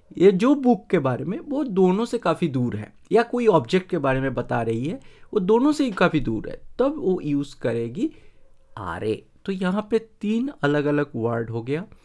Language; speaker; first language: Hindi; native; Hindi